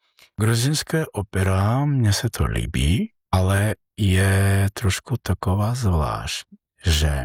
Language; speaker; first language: Czech; non-native, fluent; Georgian